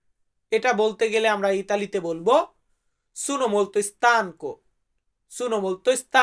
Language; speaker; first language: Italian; non-native, learner; Bangla